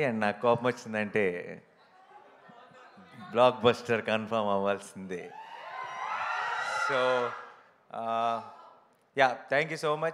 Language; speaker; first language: Telugu; native; Telugu